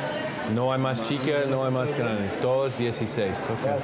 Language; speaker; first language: Spanish; non-native, learner; English